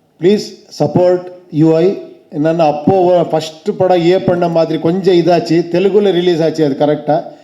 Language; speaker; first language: Tamil; non-native, learner; Kannada